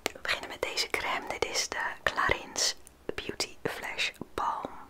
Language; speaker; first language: Dutch; native; Dutch